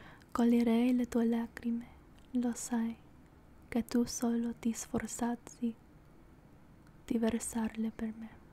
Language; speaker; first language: Italian; non-native, learner; English